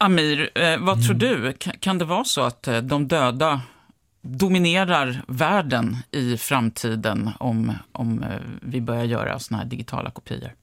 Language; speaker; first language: Swedish; native; Swedish